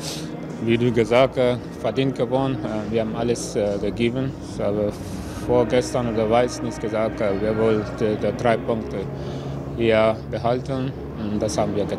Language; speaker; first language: German; non-native, learner; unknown